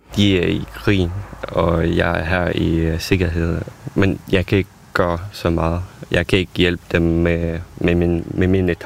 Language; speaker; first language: Danish; non-native, fluent; Ukrainian